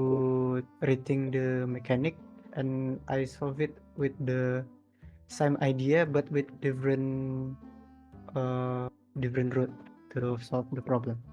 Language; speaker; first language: English; non-native, learner; Indonesian